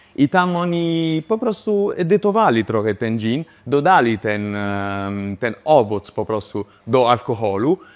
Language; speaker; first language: Polish; non-native, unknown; Italian